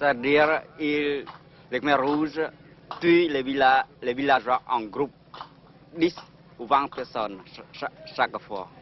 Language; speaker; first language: French; non-native, local second language; Khmer